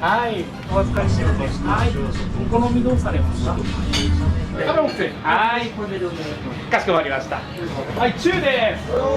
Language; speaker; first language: Japanese; native; Japanese